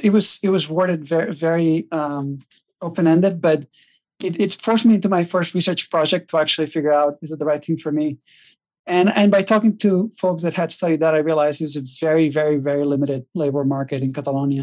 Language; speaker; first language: English; non-native, fluent; Catalan